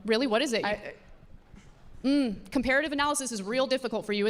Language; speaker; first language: English; native; English